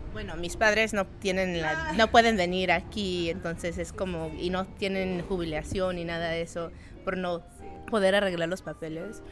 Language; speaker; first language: Spanish; early bilingual, heritage; Spanish